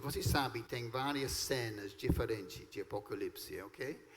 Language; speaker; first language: Portuguese; non-native, fluent; English